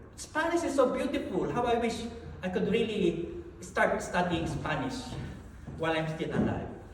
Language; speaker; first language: English; non-native, local second language; Filipino